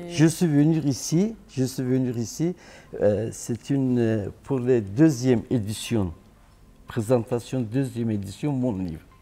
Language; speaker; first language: French; non-native, learner; Turkish